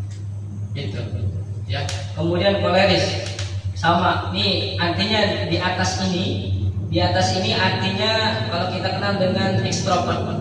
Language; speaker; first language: Indonesian; native; Indonesian